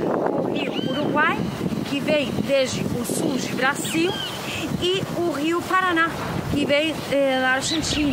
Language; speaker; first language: Portuguese; non-native, fluent; Spanish